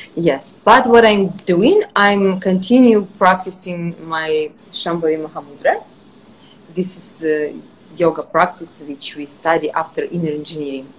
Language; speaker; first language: English; non-native, fluent; Russian